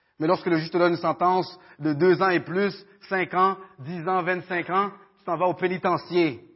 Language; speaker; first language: French; early bilingual, other home language; Haitian Creole